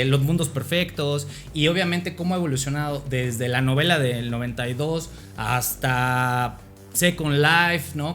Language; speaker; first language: Spanish; native; Spanish